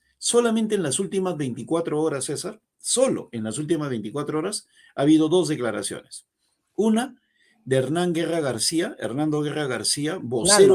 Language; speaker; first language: Spanish; native; Spanish